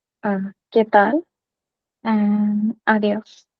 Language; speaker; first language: Spanish; non-native, learner; Hindi